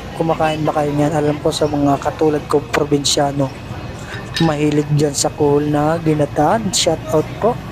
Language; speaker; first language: Filipino; native; Filipino